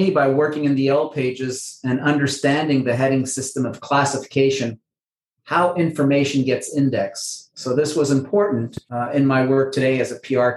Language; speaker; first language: English; native; English